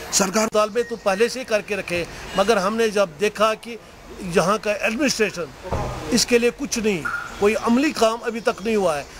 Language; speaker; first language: Urdu; non-native, local second language; Kashmiri